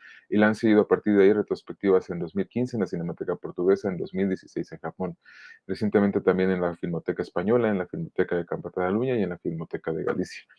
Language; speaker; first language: Spanish; native; Spanish